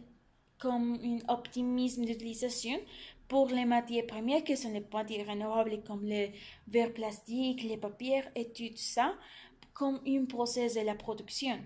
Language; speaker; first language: French; non-native, learner; Spanish